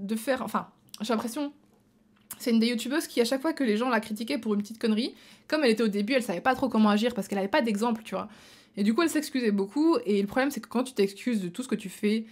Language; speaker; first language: French; native; French